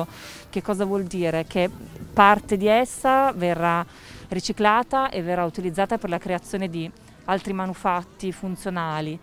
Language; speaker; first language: Italian; native; Italian